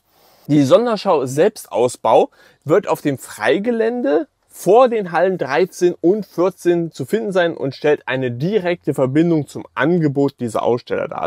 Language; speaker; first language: German; native; German